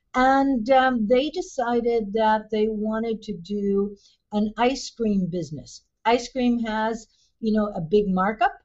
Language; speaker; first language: English; early bilingual, other home language; Spanish